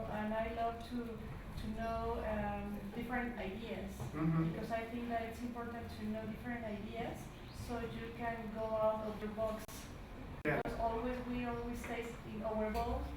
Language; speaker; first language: English; non-native, learner; Spanish